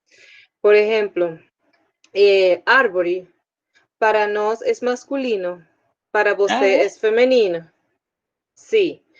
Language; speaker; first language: Portuguese; non-native, learner; Spanish